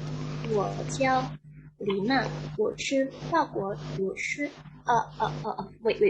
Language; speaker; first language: Chinese; non-native, learner; Indonesian